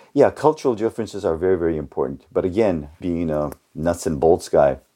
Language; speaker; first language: English; early bilingual, other home language; Japanese